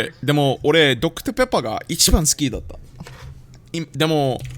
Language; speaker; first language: Japanese; non-native, learner; English